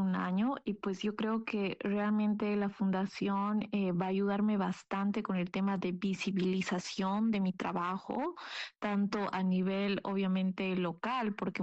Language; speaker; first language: Spanish; non-native, local second language; Aymara